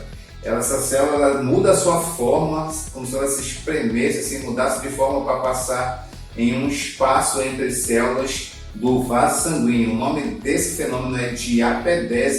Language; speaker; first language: Portuguese; native; Portuguese